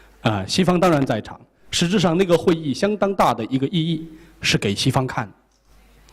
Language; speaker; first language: Chinese; native; Chinese